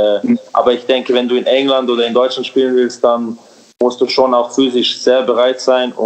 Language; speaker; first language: German; early bilingual, other home language; Serbian